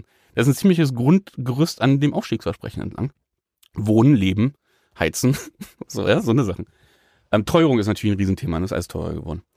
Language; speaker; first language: German; native; German